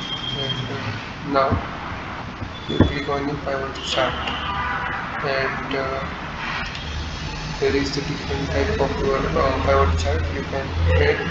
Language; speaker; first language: English; non-native, learner; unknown